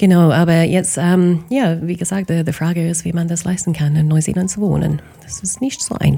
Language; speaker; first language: German; non-native, fluent; English